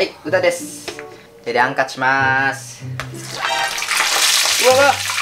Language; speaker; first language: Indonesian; non-native, fluent; Japanese